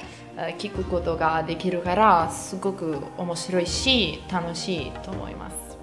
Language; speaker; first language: Japanese; non-native, fluent; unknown